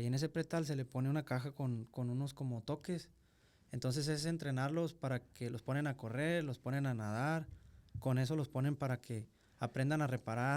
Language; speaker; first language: Spanish; native; Spanish